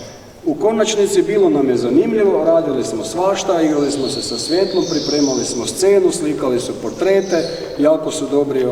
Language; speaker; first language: Croatian; native; Croatian